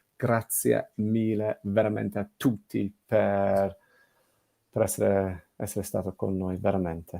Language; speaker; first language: Italian; non-native, fluent; English